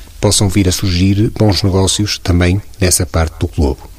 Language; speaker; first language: Portuguese; native; Portuguese